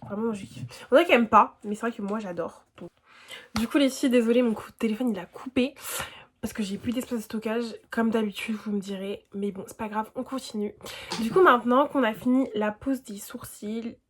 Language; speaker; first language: French; native; French